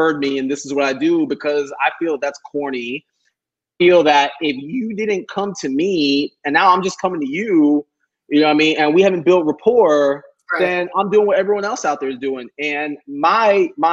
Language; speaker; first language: English; native; English